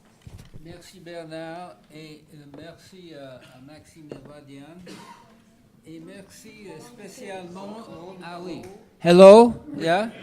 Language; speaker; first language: French; non-native, fluent; English